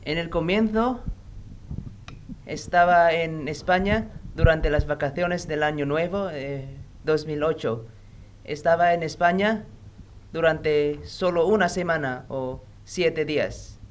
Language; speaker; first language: Spanish; non-native, learner; Indonesian